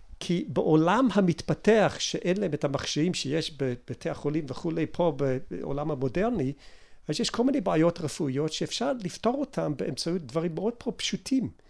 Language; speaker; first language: Hebrew; non-native, fluent; English